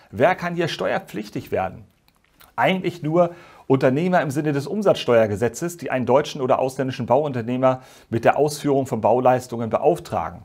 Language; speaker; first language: German; native; German